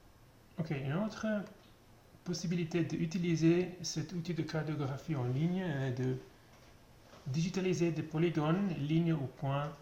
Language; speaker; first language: French; non-native, learner; German